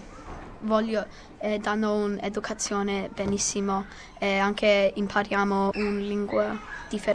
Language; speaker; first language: Italian; non-native, learner; English